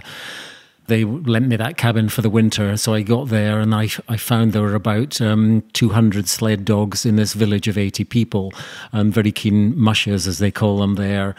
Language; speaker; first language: English; native; English